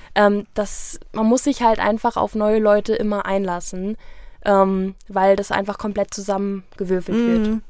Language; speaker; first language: German; native; German